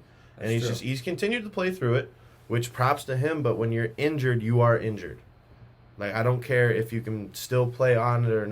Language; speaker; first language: English; native; English